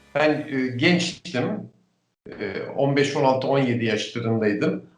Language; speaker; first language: Turkish; native; Turkish